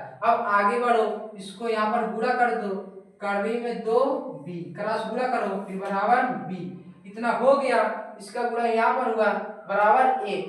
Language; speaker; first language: Hindi; native; Hindi